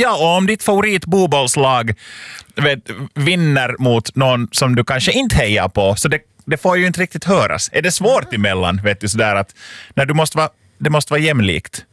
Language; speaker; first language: Swedish; native; Swedish